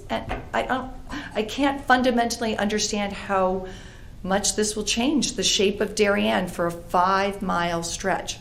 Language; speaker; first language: English; native; English